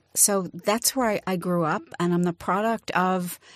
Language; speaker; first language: English; native; English